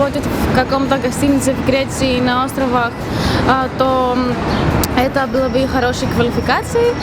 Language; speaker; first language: Russian; non-native, fluent; Greek